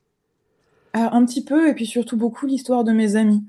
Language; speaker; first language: French; native; French